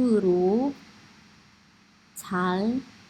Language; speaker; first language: Korean; non-native, fluent; Indonesian